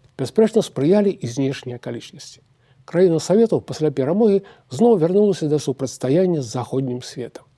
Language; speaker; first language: Belarusian; native; Belarusian